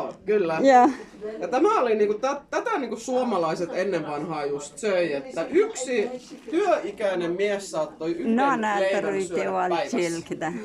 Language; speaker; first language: Finnish; native; Finnish